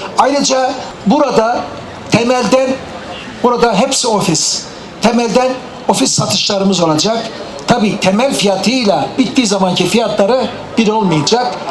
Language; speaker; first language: Turkish; native; Turkish